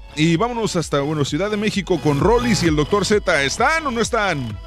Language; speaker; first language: Spanish; native; Spanish